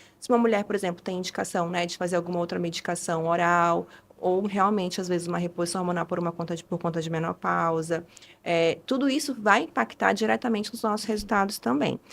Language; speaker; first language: Portuguese; early bilingual, other home language; Spanish